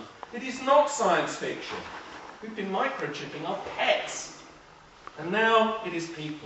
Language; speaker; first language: English; native; English